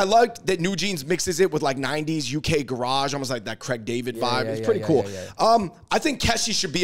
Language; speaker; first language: English; native; English